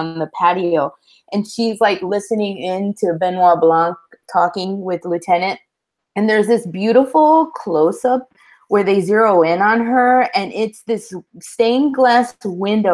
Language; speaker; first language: English; early bilingual, other home language; Spanish